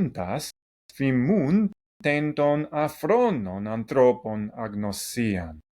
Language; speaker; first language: Greek; non-native, fluent; English